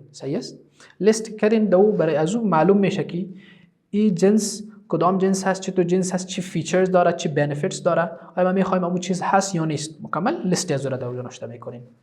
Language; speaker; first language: Persian; native; Persian